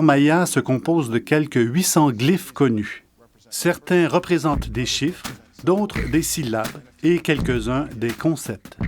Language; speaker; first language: French; native; French